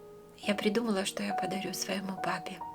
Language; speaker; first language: Russian; native; Russian